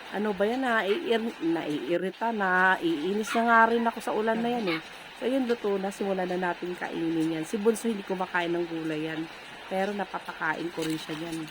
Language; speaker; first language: Filipino; non-native, local second language; Cebuano